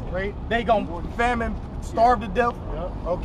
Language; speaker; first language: English; native; English